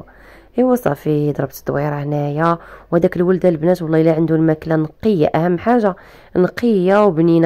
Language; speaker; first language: Arabic; native; Arabic